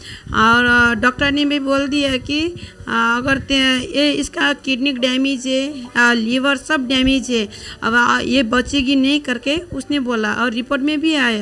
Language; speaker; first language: Hindi; non-native, local second language; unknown